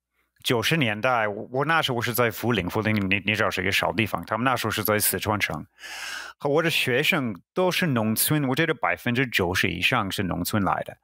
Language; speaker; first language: Chinese; non-native, fluent; English